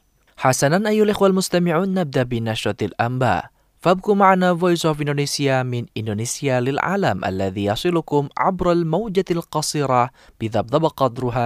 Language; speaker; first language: Arabic; non-native, fluent; Indonesian